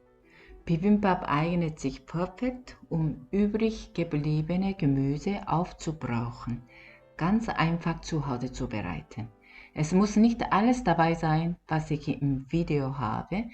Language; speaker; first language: German; non-native, fluent; Korean